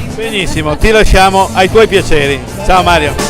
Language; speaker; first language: Italian; native; Italian